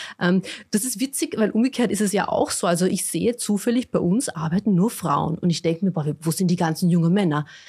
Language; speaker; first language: German; early bilingual, other home language; Bosnian